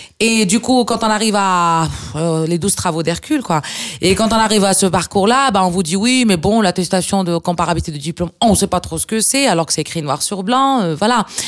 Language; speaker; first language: French; non-native, local second language; Arabic